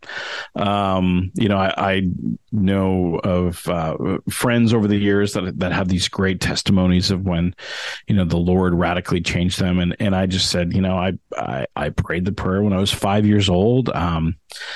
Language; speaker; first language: English; native; English